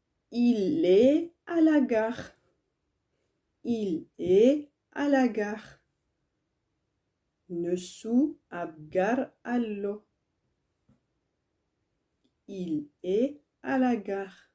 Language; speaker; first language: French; non-native, learner; Tigrinya